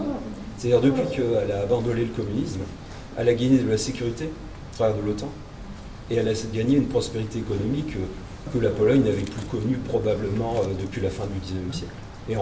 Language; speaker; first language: French; native; French